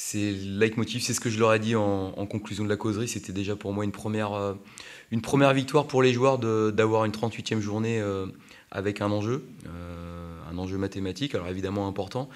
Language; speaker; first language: French; native; French